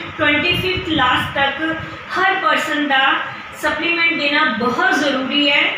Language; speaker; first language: Hindi; non-native, local second language; Punjabi